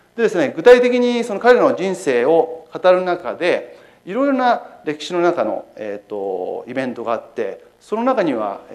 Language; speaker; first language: Japanese; native; Japanese